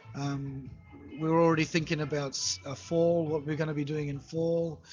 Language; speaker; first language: English; native; English